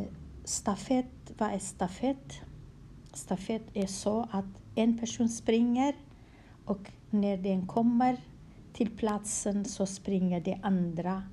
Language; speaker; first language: Swedish; non-native, fluent; Kurdish